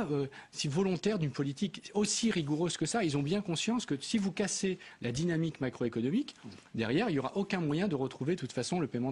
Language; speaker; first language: French; native; French